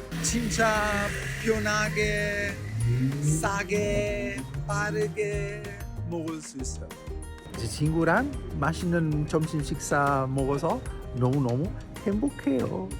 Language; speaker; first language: Korean; non-native, learner; Italian